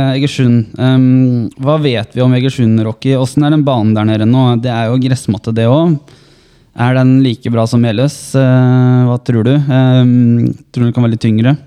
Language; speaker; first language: Norwegian; native; Norwegian